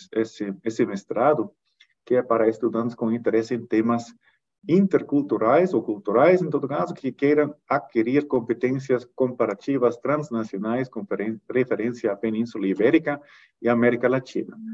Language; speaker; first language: Portuguese; non-native, fluent; German